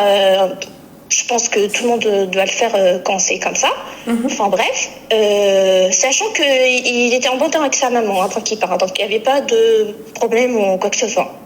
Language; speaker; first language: French; native; French